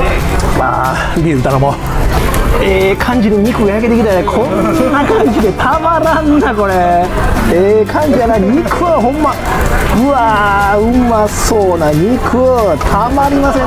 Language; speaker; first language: Japanese; native; Japanese